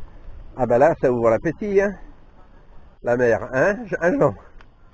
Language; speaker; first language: French; native; French